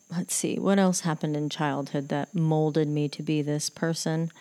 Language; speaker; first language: English; native; English